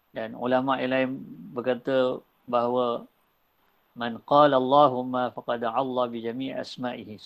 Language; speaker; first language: Malay; native; Malay